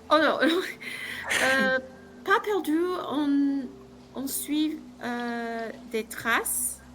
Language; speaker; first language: French; non-native, learner; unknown